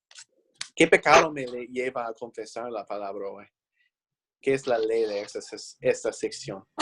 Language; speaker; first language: Spanish; non-native, fluent; English